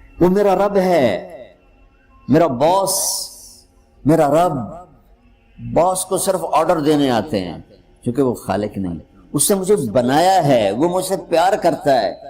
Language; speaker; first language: Urdu; non-native, local second language; Punjabi